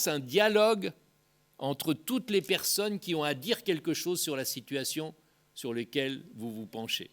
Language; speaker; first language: French; native; French